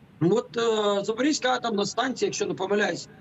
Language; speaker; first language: Ukrainian; native; Ukrainian